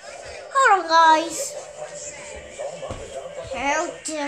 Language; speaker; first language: English; native; English